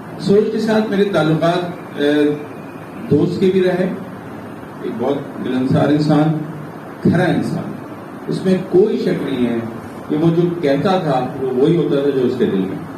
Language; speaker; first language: Urdu; non-native, local second language; Pashto